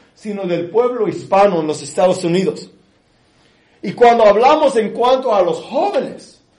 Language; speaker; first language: Spanish; early bilingual, other home language; English